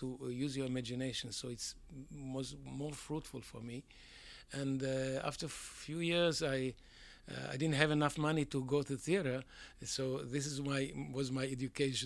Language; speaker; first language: English; non-native, fluent; Arabic